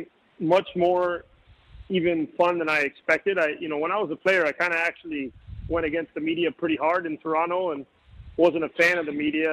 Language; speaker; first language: English; native; English